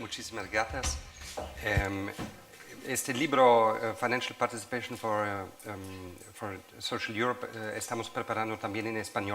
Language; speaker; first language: Spanish; non-native, learner; German